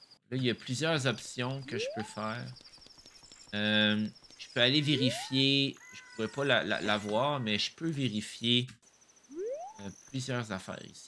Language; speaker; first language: French; native; French